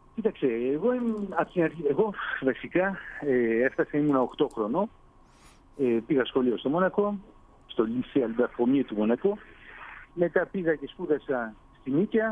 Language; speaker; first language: Greek; early bilingual, heritage; Greek